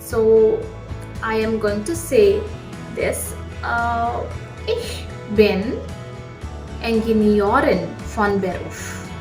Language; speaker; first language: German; non-native, fluent; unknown